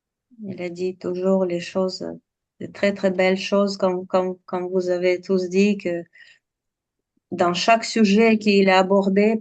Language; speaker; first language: French; non-native, fluent; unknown